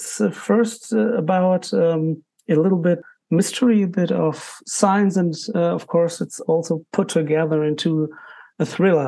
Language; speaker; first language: English; non-native, fluent; German